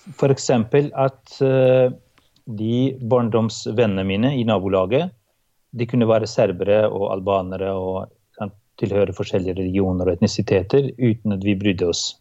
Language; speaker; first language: Norwegian; non-native, fluent; Albanian